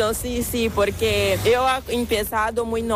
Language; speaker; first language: Spanish; non-native, fluent; Portuguese